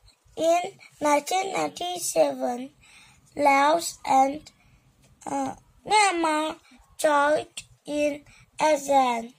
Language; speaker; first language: English; non-native, learner; Vietnamese